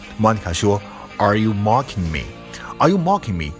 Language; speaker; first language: English; non-native, fluent; Chinese